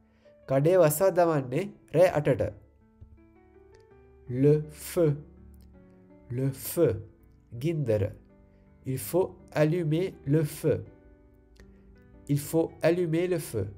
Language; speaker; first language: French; non-native, fluent; Sinhala